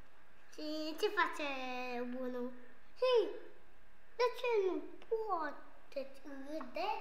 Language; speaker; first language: Romanian; non-native, learner; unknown